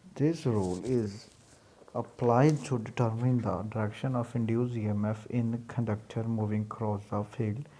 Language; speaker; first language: English; non-native, local second language; Punjabi